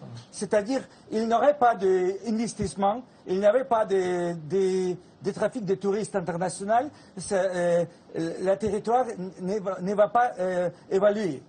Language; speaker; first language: French; non-native, fluent; Russian